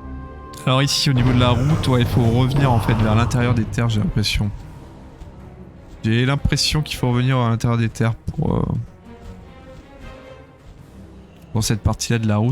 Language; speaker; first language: French; native; French